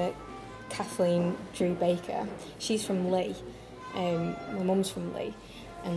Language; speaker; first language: English; native; English